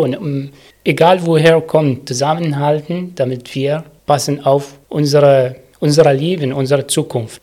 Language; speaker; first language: German; non-native, learner; Arabic